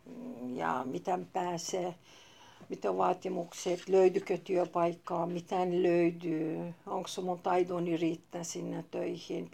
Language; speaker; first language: Finnish; non-native, fluent; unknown